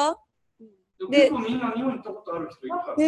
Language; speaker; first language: Japanese; native; Japanese